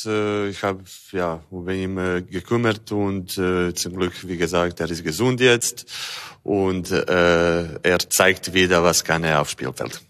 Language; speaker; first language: German; non-native, learner; Croatian